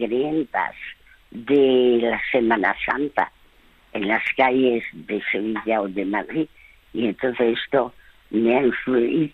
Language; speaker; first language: Spanish; early bilingual, other home language; French